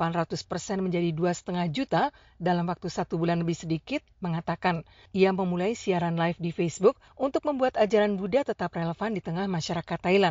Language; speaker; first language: Indonesian; native; Indonesian